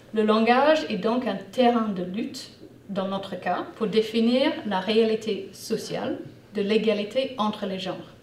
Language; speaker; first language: French; non-native, fluent; English